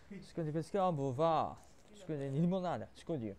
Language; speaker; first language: Greek; early bilingual, heritage; English